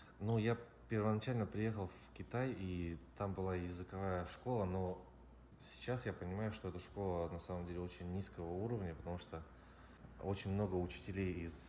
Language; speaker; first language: Russian; native; Russian